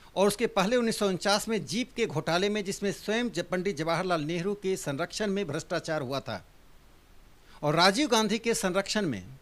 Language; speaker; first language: Hindi; native; Hindi